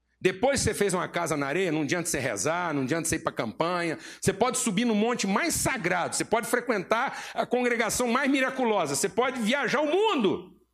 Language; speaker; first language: Portuguese; native; Portuguese